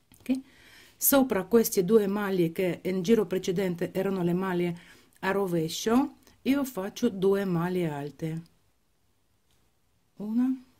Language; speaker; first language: Italian; non-native, fluent; Ukrainian